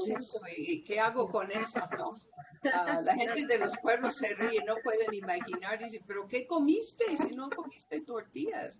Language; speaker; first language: Spanish; non-native, fluent; English